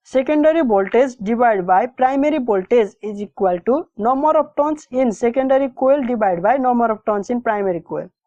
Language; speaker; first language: English; non-native, local second language; Nepali